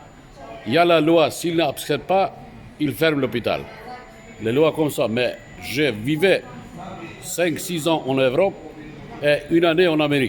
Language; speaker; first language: French; non-native, fluent; Turkish